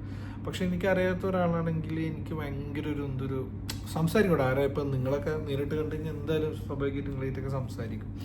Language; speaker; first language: Malayalam; native; Malayalam